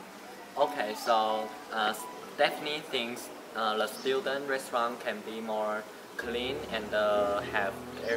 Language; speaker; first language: English; non-native, learner; Chinese